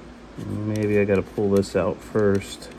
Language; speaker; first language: English; native; English